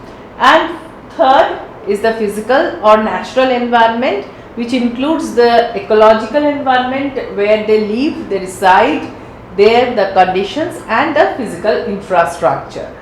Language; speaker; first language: English; non-native, local second language; Bangla